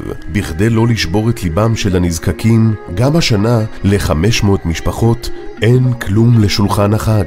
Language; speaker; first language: Hebrew; native; Hebrew